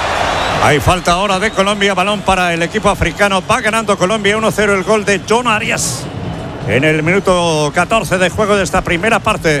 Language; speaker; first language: Spanish; native; Spanish